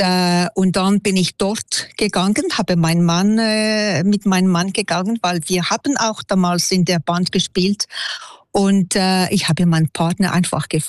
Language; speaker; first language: German; non-native, local second language; French